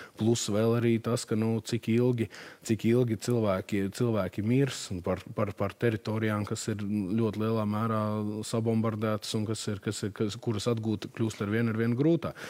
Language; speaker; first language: Latvian; native; Latvian